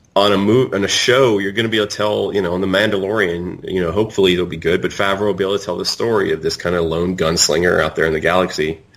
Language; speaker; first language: English; native; English